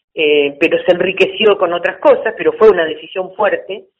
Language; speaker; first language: Spanish; native; Spanish